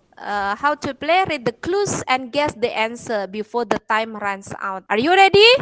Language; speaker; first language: English; non-native, fluent; Indonesian